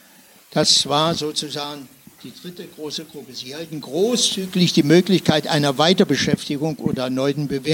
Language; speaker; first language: German; native; German